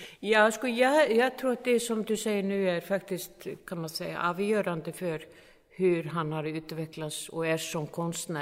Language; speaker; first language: Swedish; non-native, fluent; Icelandic